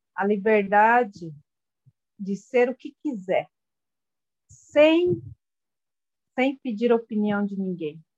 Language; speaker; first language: Portuguese; non-native, local second language; Guarani